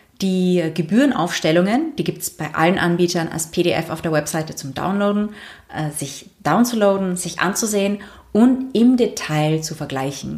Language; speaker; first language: German; native; German